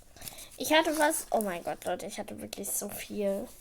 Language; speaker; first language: German; native; German